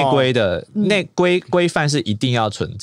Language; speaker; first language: Chinese; native; Chinese